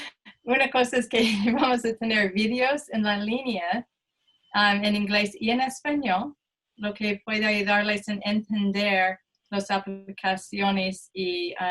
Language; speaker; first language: Spanish; non-native, fluent; English